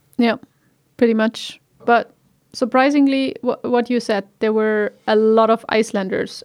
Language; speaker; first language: English; non-native, fluent; German